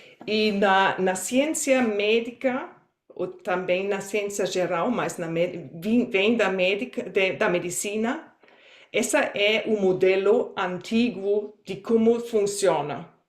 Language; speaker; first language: Portuguese; non-native, fluent; German